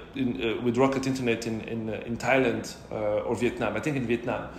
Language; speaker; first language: English; non-native, fluent; Arabic